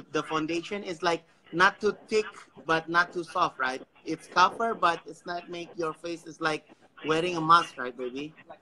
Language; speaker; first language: English; non-native, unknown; Indonesian